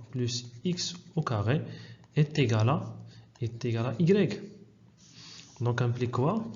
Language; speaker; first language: French; non-native, local second language; Arabic